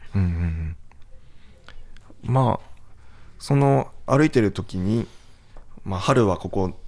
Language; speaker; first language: Japanese; native; Japanese